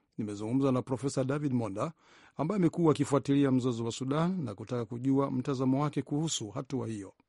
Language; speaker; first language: Swahili; non-native, local second language; Rundi